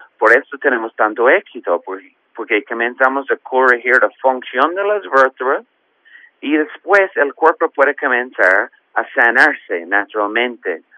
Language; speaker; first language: Spanish; non-native, fluent; English